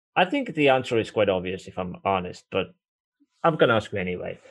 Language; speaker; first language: English; non-native, fluent; Estonian